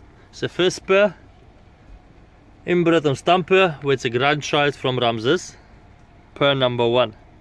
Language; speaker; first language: English; non-native, learner; Polish